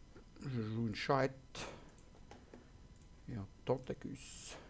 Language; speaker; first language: French; native; French